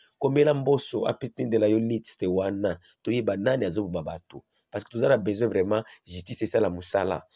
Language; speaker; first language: Lingala; non-native, local second language; Swahili